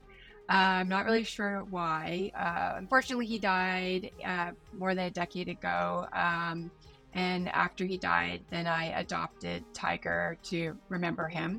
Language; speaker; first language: English; native; English